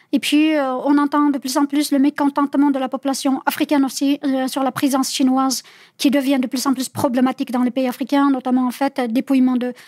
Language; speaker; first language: French; non-native, fluent; Chinese